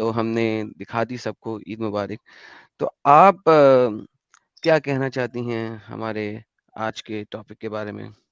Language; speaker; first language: Hindi; native; Hindi